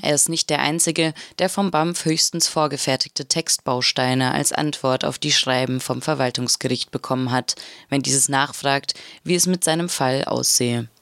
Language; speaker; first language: German; native; German